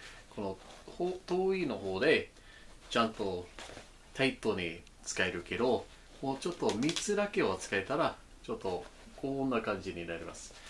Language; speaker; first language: Japanese; non-native, learner; English